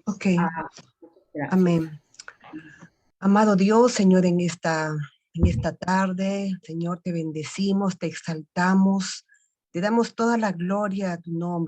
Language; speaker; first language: Spanish; native; Spanish